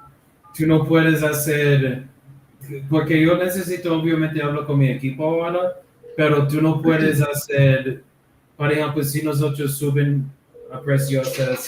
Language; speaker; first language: Spanish; non-native, learner; English